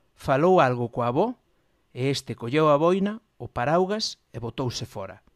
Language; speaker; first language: Galician; non-native, local second language; Spanish